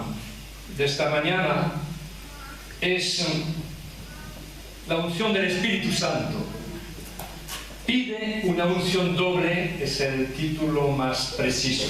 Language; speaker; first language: Spanish; early bilingual, heritage; French